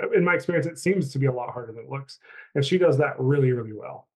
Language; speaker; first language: English; native; English